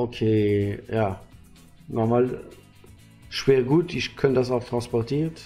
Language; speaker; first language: German; non-native, learner; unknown